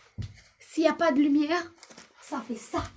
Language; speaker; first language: French; native; French